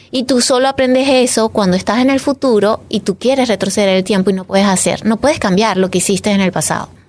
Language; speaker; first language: Spanish; native; Spanish